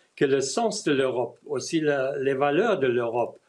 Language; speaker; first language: French; non-native, fluent; German